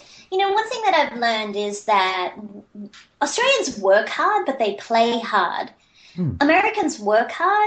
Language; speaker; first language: English; native; English